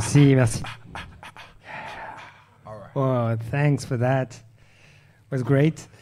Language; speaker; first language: English; non-native, learner; French